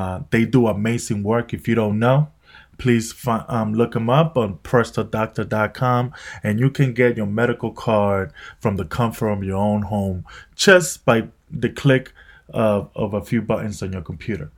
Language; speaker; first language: English; native; English